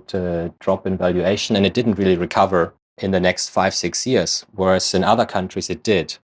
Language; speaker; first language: English; non-native, fluent; German